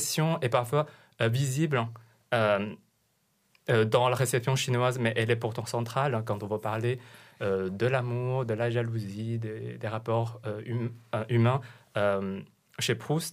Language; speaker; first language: French; non-native, fluent; Chinese